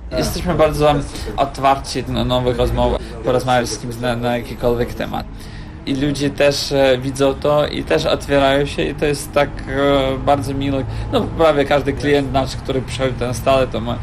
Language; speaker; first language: Polish; non-native, fluent; Ukrainian